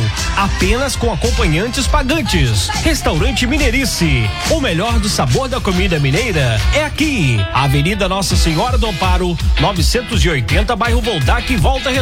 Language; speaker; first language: Portuguese; native; Portuguese